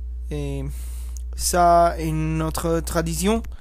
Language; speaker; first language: French; non-native, learner; Spanish